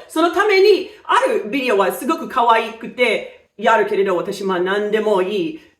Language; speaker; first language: Japanese; non-native, fluent; English